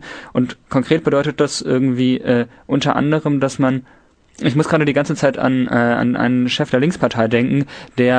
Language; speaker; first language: German; native; German